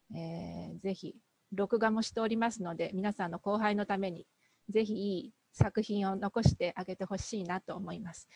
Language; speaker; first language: Japanese; native; Japanese